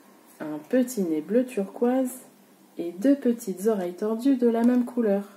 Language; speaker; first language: French; native; French